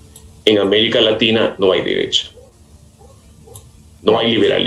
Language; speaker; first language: Spanish; native; Spanish